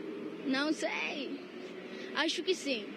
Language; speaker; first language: Portuguese; early bilingual, heritage; Portuguese